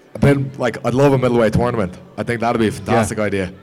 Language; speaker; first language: English; native; English